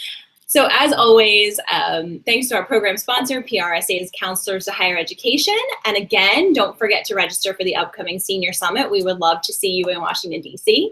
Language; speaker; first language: English; native; English